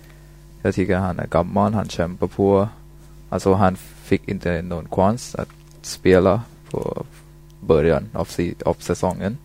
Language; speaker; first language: Swedish; non-native, fluent; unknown